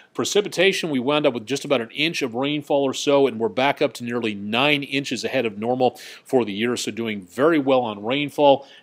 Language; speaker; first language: English; native; English